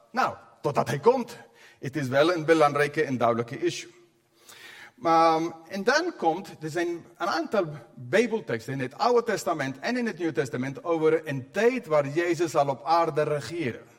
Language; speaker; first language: Dutch; non-native, fluent; English